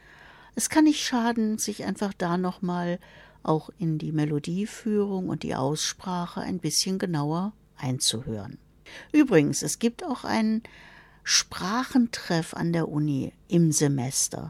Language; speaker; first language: German; native; German